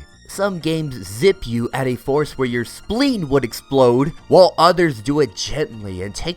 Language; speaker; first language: English; native; English